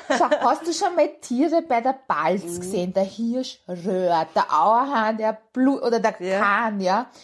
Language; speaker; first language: German; early bilingual, other home language; Hungarian